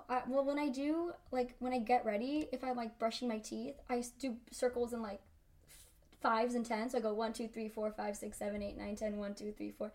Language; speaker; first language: English; early bilingual, other home language; Spanish